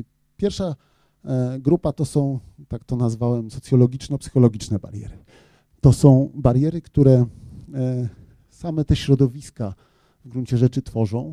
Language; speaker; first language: Polish; native; Polish